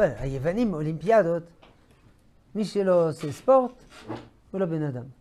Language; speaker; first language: Hebrew; non-native, fluent; French